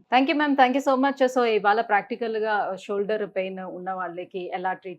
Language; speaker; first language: Telugu; native; Telugu